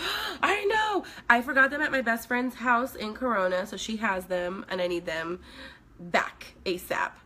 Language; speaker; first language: English; non-native, fluent; Swedish